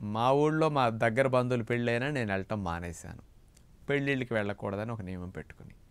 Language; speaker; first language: Telugu; native; Telugu